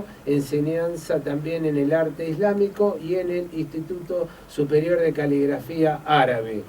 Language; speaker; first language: Spanish; native; Spanish